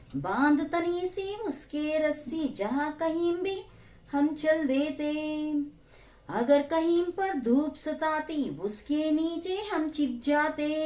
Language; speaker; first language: Hindi; non-native, local second language; Telugu